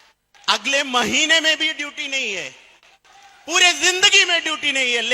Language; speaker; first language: Hindi; non-native, fluent; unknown